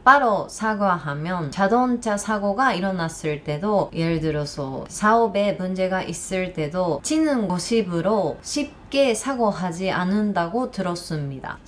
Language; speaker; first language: Korean; non-native, learner; Japanese